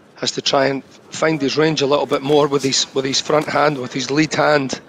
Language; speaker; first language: English; native; English